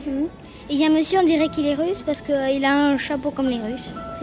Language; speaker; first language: French; native; French